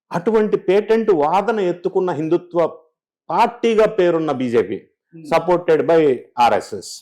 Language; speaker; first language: Telugu; native; Telugu